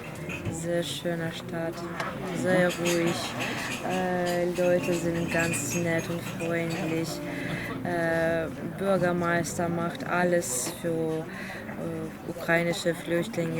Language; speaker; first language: German; non-native, learner; Ukrainian